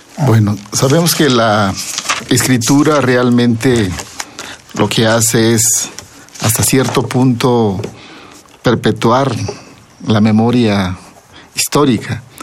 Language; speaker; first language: Spanish; non-native, local second language; Zapotec